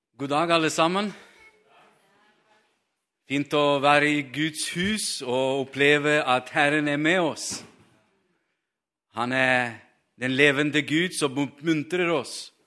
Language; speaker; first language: Norwegian; non-native, fluent; Ukrainian